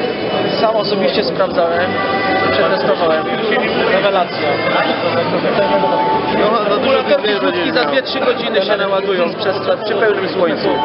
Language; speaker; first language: Polish; native; Polish